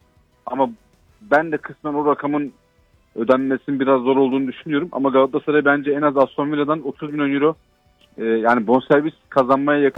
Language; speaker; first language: Turkish; native; Turkish